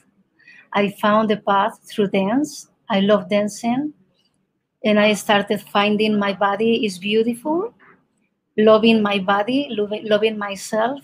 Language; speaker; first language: English; non-native, fluent; Spanish